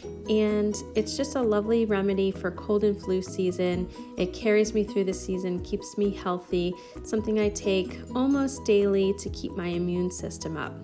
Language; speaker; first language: English; native; English